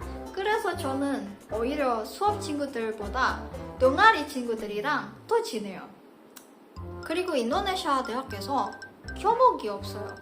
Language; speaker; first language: Korean; non-native, fluent; Indonesian